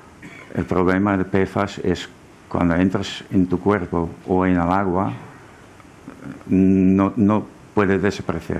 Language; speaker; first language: Spanish; non-native, fluent; German